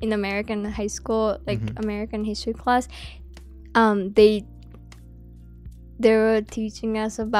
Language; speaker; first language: English; non-native, fluent; Japanese